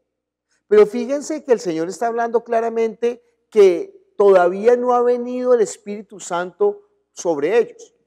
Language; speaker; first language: Spanish; native; Spanish